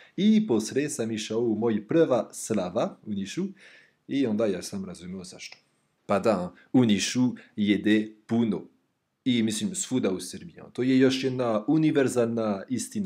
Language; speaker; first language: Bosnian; non-native, learner; French